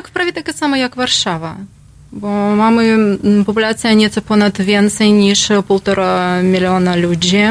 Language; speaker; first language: Polish; non-native, learner; Russian